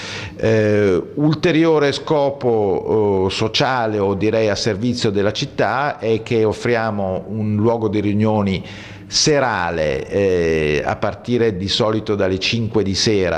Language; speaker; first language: Italian; native; Italian